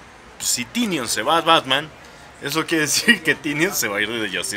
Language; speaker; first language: Spanish; native; Spanish